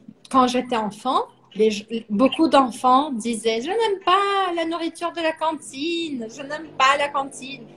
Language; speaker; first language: French; non-native, fluent; Portuguese